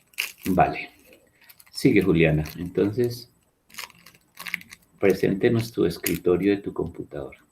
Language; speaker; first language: Spanish; native; Spanish